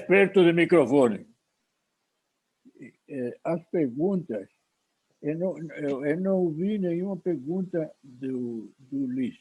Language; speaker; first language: Portuguese; non-native, fluent; Spanish